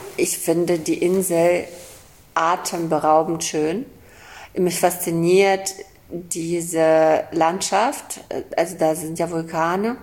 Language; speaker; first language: German; early bilingual, other home language; Russian